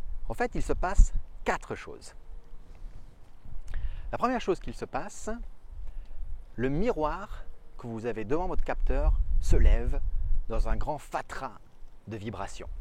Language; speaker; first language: French; native; French